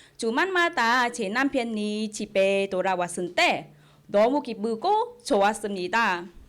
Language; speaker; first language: Korean; non-native, fluent; Vietnamese